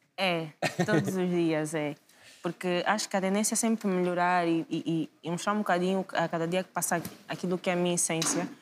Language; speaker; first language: Portuguese; native; Portuguese